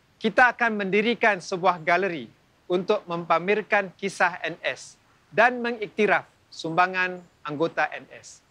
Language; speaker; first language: Malay; native; Malay